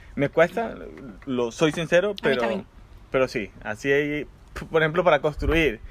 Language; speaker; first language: Spanish; native; Spanish